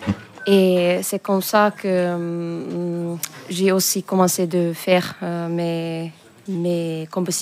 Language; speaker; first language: French; non-native, fluent; Finnish